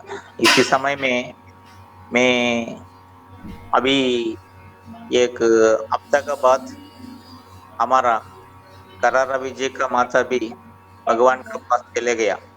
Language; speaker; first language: Hindi; non-native, local second language; Telugu